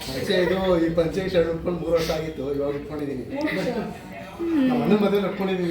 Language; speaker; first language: Kannada; native; Kannada